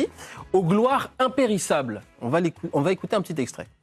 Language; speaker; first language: French; native; French